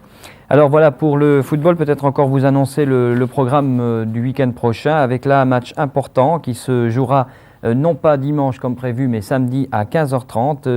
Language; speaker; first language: French; native; French